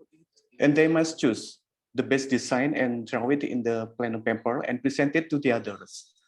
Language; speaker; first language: English; non-native, learner; Indonesian